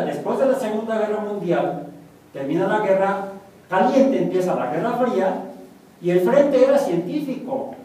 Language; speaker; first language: Spanish; native; Spanish